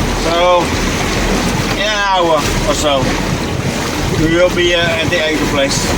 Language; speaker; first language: English; non-native, fluent; Dutch